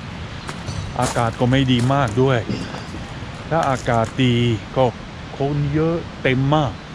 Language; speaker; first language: Thai; non-native, learner; Swiss German